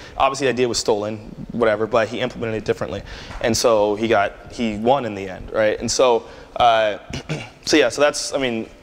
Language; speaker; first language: English; native; English